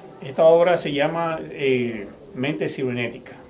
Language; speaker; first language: Spanish; native; Spanish